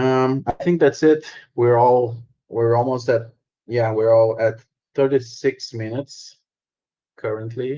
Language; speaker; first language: English; non-native, fluent; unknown